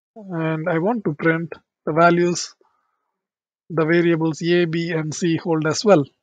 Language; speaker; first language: English; non-native, local second language; Tamil